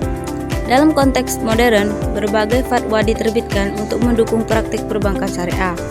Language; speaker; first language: Indonesian; native; Indonesian